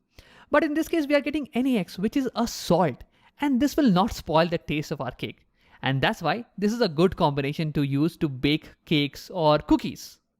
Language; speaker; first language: English; non-native, local second language; Hindi